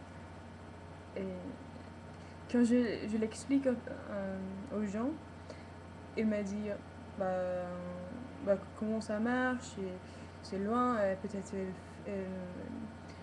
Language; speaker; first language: French; non-native, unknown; English